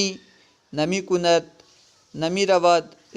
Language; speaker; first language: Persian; non-native, fluent; Urdu